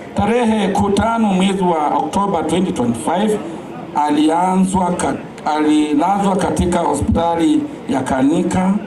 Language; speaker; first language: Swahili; non-native, local second language; Luyia